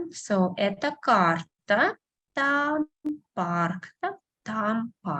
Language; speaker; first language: Russian; non-native, fluent; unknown